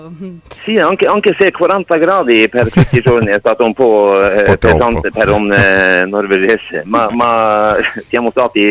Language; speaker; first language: Italian; non-native, fluent; Norwegian